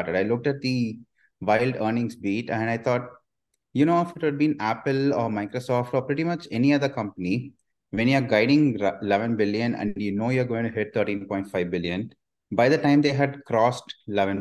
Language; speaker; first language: English; non-native, local second language; Tamil